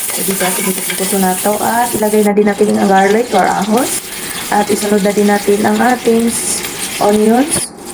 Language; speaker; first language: Filipino; non-native, local second language; Cebuano